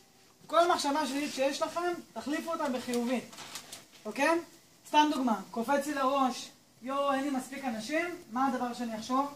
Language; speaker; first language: Hebrew; native; Hebrew